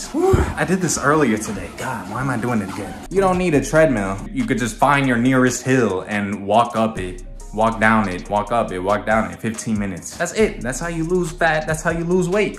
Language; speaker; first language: English; native; English